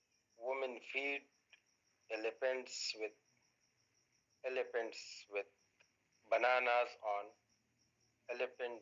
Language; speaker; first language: English; non-native, learner; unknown